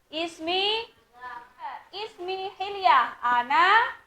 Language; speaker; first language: Arabic; non-native, fluent; Indonesian